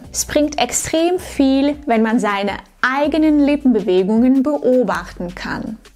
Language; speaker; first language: German; non-native, fluent; Russian